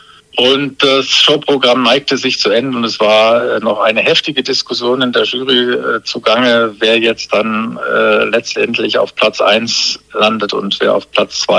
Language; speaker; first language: German; native; German